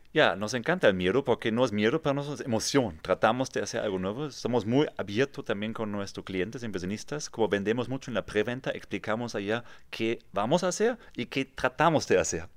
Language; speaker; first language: Spanish; non-native, fluent; German